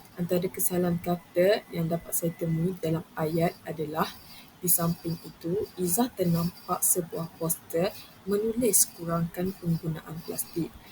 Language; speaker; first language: Malay; native; Malay